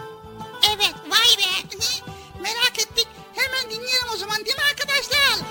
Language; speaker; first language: Turkish; native; Turkish